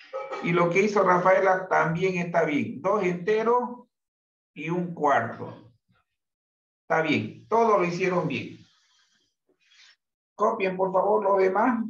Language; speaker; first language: Spanish; native; Spanish